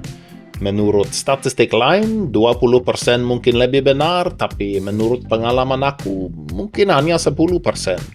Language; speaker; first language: Indonesian; non-native, fluent; Norwegian